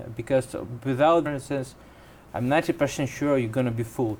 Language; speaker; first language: English; non-native, fluent; Russian